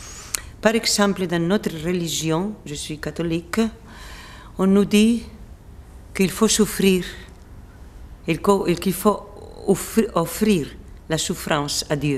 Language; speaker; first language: French; non-native, fluent; Spanish